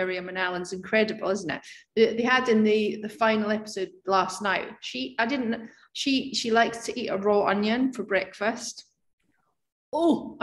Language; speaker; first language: English; native; English